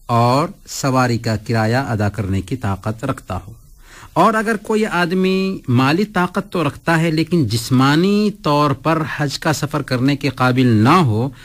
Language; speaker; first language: Urdu; native; Urdu